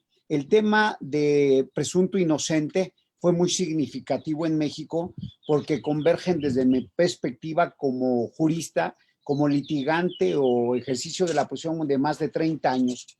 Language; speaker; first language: Spanish; native; Spanish